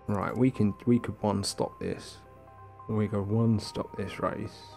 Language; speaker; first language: English; native; English